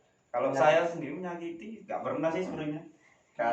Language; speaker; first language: Indonesian; native; Indonesian